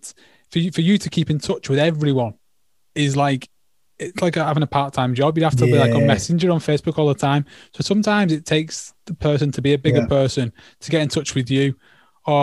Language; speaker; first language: English; native; English